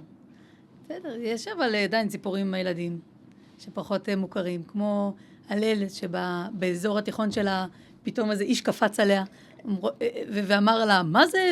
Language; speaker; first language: Hebrew; native; Hebrew